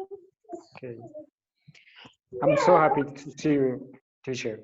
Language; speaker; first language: English; non-native, learner; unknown